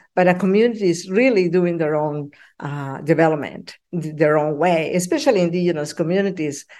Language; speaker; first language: English; non-native, fluent; Spanish